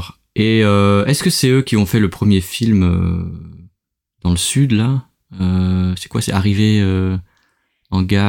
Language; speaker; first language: French; native; French